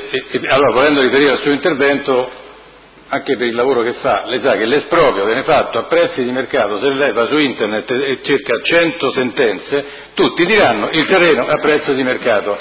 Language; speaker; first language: Italian; native; Italian